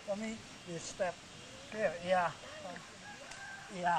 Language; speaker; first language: English; non-native, learner; Indonesian